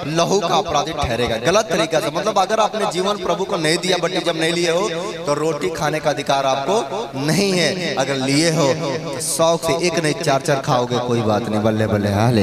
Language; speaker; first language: Hindi; native; Hindi